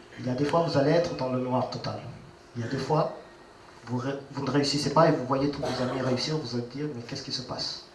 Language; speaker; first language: French; non-native, local second language; Wolof